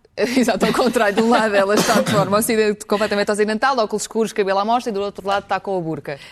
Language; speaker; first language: Portuguese; early bilingual, other home language; Ukrainian